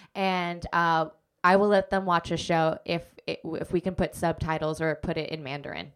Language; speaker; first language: English; native; English